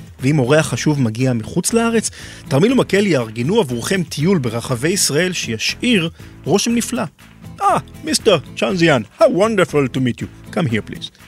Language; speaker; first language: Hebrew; native; Hebrew